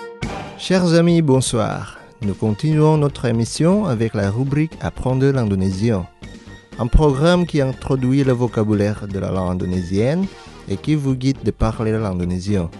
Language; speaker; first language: French; non-native, fluent; Indonesian